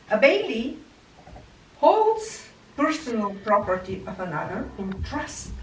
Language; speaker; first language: English; non-native, fluent; Bulgarian